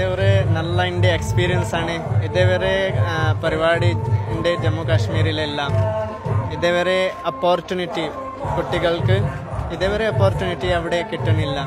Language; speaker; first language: Malayalam; non-native, local second language; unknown